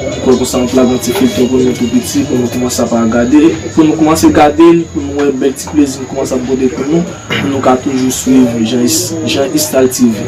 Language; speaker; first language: French; non-native, learner; Haitian Creole